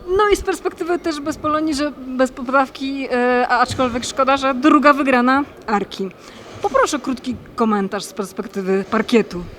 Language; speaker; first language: Polish; native; Polish